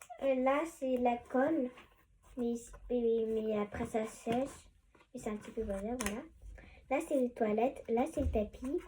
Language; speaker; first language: French; native; French